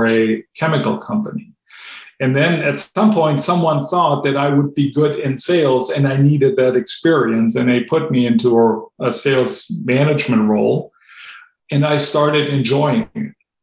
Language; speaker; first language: English; non-native, fluent; German